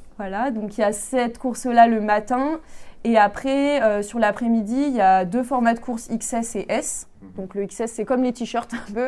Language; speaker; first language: French; native; French